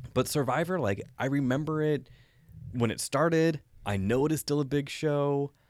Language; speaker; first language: English; native; English